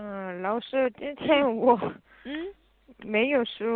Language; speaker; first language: Chinese; non-native, learner; Korean